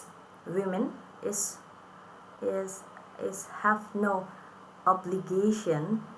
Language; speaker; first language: English; non-native, fluent; Indonesian